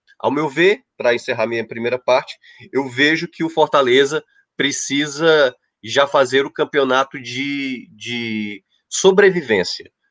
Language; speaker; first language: Portuguese; native; Portuguese